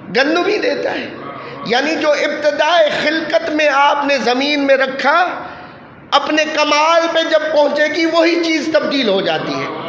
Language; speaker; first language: Urdu; non-native, local second language; Sindhi